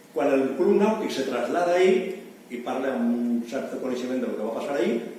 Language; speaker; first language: Spanish; non-native, local second language; Catalan